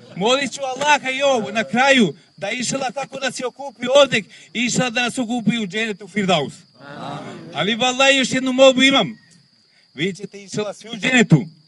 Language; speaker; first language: Bosnian; non-native, local second language; Romany